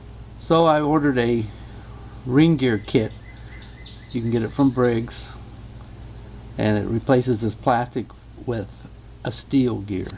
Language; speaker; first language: English; native; English